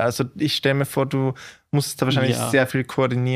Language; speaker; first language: German; native; German